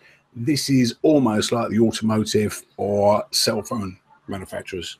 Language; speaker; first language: English; native; English